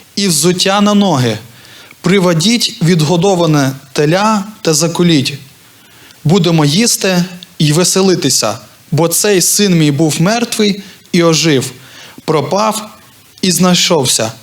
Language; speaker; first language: Ukrainian; non-native, local second language; Russian